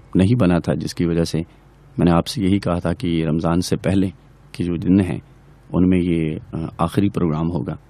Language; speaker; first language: Urdu; non-native, local second language; Pashto